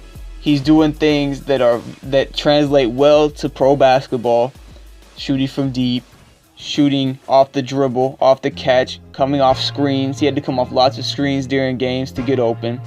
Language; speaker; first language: English; native; English